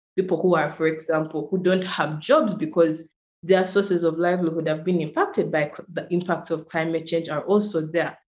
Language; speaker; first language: English; non-native, local second language; Ganda